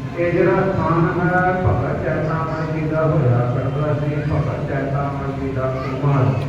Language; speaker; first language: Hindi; non-native, local second language; Punjabi